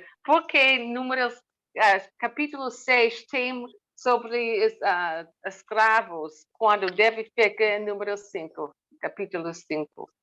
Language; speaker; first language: Portuguese; non-native, learner; English